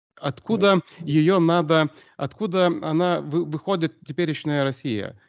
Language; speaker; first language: Russian; non-native, local second language; Lithuanian